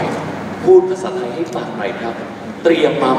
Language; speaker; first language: Thai; native; Thai